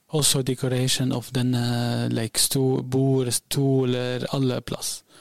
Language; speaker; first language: Norwegian; non-native, learner; Arabic